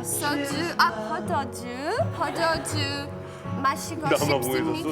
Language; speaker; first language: Korean; non-native, learner; English